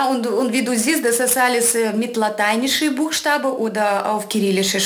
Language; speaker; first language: German; non-native, fluent; Russian